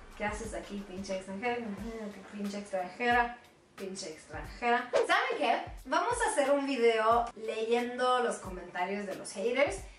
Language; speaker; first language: Spanish; non-native, fluent; Swedish